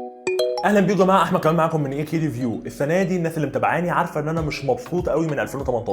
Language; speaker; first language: Arabic; native; Arabic